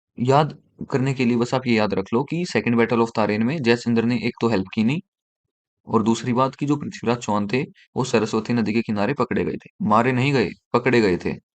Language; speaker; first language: Hindi; native; Hindi